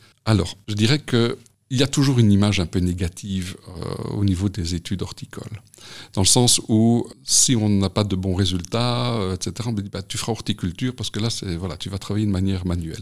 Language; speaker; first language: French; native; French